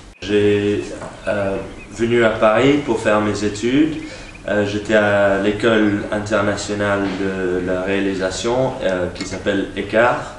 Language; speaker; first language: French; non-native, learner; English